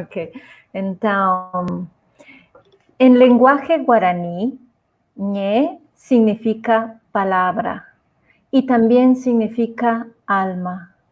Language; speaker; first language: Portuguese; non-native, fluent; Spanish